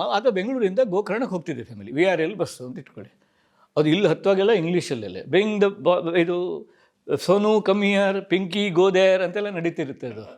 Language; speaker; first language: Kannada; non-native, local second language; Konkani